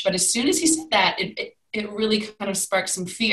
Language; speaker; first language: English; native; English